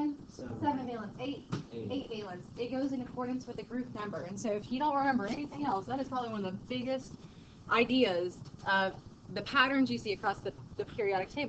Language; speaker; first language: English; native; English